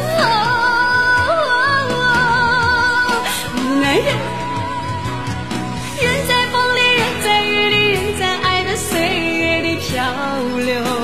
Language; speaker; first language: Chinese; native; Chinese